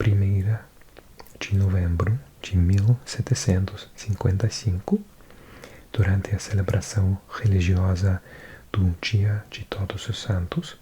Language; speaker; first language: Portuguese; non-native, learner; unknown